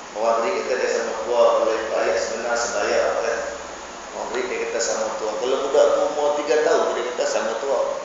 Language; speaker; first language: Malay; native; Malay